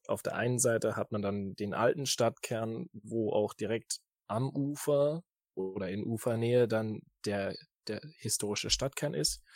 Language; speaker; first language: German; native; German